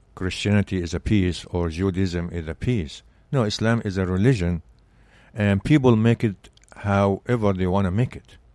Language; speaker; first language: English; non-native, fluent; Arabic